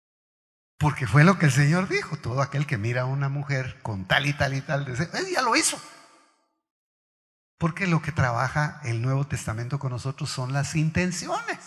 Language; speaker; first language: Spanish; native; Spanish